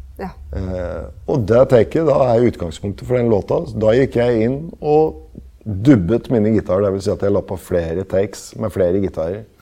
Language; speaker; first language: Norwegian; native; Norwegian